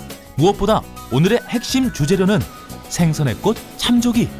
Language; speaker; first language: Korean; native; Korean